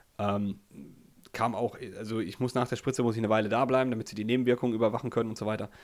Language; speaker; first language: German; early bilingual, other home language; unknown